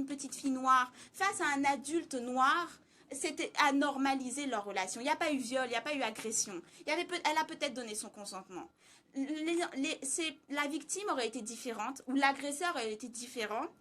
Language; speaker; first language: French; native; French